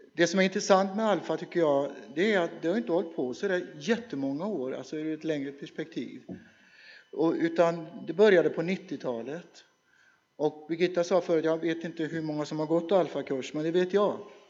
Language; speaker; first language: Swedish; native; Swedish